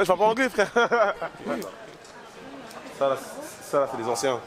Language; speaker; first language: French; native; French